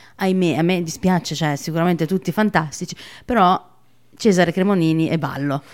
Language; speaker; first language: Italian; native; Italian